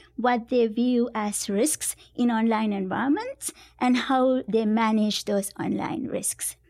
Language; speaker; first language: English; non-native, local second language; Sinhala